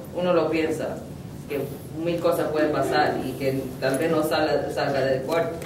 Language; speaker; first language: Spanish; early bilingual, heritage; Spanish